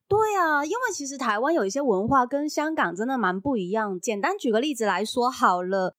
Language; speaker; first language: Chinese; non-native, local second language; Cantonese